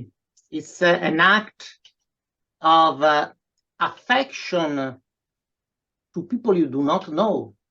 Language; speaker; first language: English; non-native, fluent; Italian